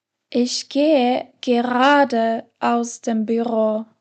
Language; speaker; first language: German; non-native, fluent; Slovak